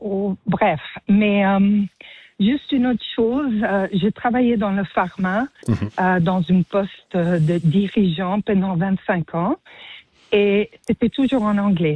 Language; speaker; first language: French; non-native, fluent; Spanish